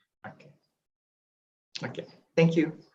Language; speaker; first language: English; non-native, fluent; Indonesian